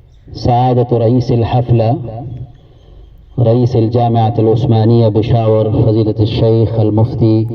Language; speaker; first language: Arabic; non-native, fluent; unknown